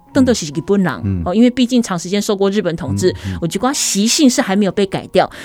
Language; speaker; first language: Chinese; native; Chinese